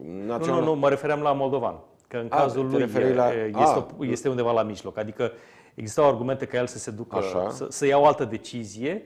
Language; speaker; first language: Romanian; native; Romanian